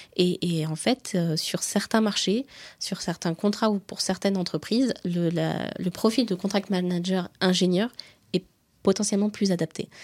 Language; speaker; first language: French; native; French